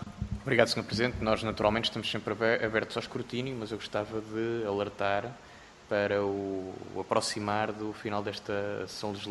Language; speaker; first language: Portuguese; native; Portuguese